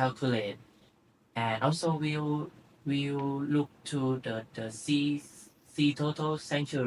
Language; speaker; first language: English; non-native, learner; Thai